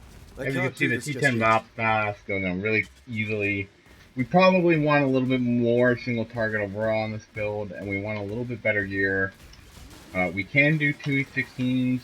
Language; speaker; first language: English; native; English